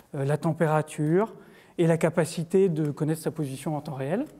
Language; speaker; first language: French; native; French